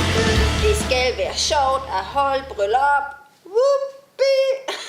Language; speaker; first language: Danish; non-native, fluent; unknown